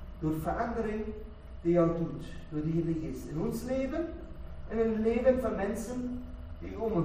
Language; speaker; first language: Dutch; non-native, fluent; German